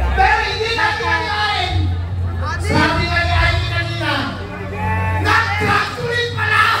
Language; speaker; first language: Filipino; non-native, local second language; Iloko